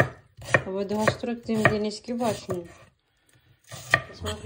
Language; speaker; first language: German; non-native, learner; Filipino